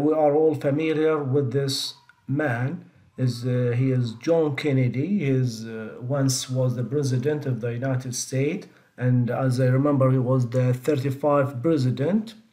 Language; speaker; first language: English; non-native, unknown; Arabic